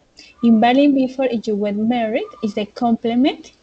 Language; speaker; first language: English; non-native, learner; Spanish